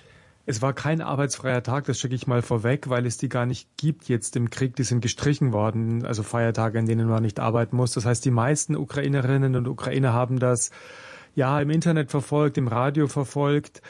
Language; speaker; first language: German; native; German